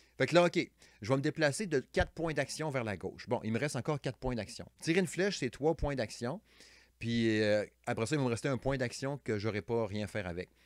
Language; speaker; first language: French; native; French